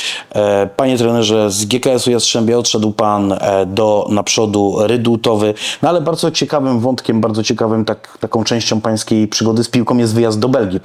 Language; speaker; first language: Polish; native; Polish